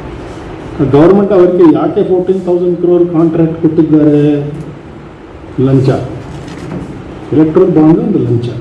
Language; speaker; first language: Kannada; non-native, learner; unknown